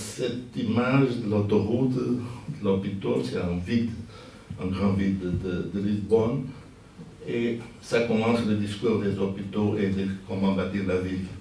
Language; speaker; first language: French; non-native, fluent; Portuguese